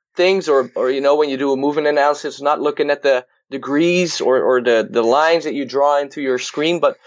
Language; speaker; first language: English; non-native, fluent; Dutch